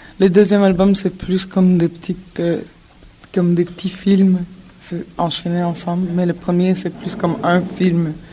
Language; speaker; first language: French; non-native, fluent; Spanish